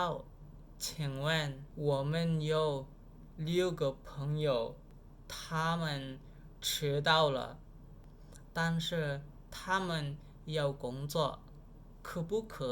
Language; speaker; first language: Chinese; non-native, learner; Indonesian